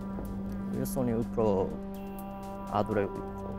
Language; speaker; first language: Georgian; non-native, fluent; Japanese